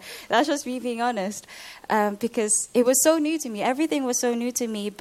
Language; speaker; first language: English; non-native, local second language; Filipino